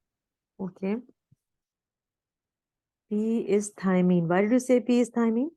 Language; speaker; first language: English; non-native, local second language; Hindi